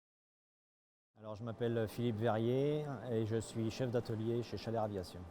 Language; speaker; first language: French; native; French